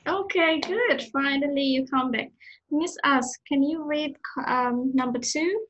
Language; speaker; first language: English; non-native, fluent; Indonesian